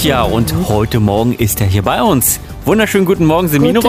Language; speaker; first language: German; native; German